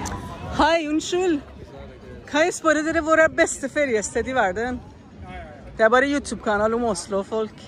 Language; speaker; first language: Norwegian; non-native, learner; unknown